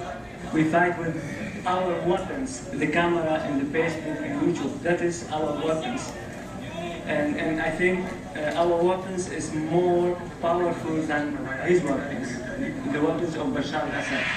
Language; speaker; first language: English; non-native, learner; Arabic